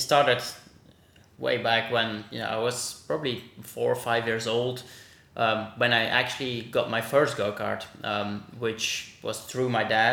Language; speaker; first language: English; non-native, fluent; Dutch